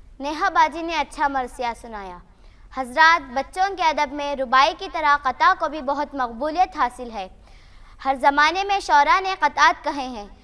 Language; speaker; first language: Urdu; native; Urdu